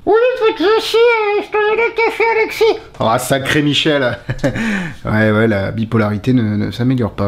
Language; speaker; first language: French; native; French